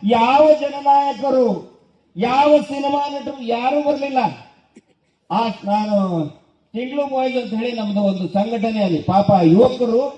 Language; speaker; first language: Kannada; native; Kannada